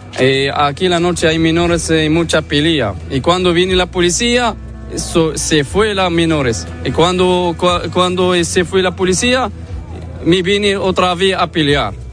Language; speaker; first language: Spanish; non-native, learner; Arabic